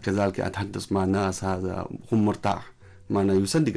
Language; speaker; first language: Arabic; non-native, learner; Chinese